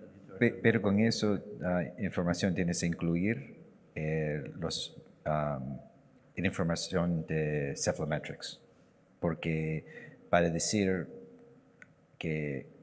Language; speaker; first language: Spanish; non-native, learner; English